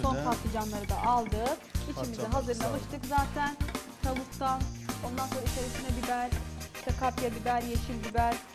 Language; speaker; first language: Turkish; non-native, fluent; Arabic